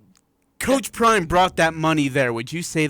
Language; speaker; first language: English; native; English